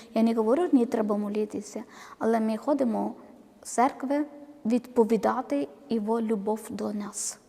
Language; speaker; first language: Ukrainian; non-native, learner; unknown